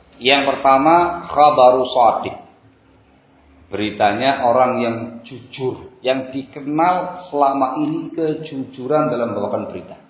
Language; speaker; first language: Indonesian; non-native, local second language; Javanese